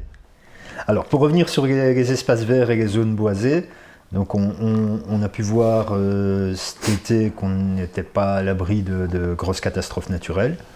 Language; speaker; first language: French; native; French